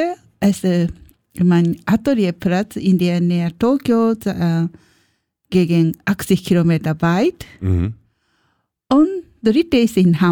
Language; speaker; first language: German; non-native, learner; Japanese